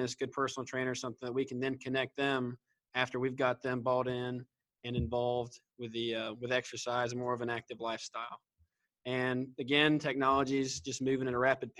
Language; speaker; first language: English; native; English